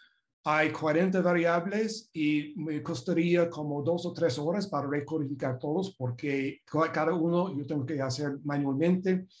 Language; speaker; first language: Spanish; non-native, fluent; English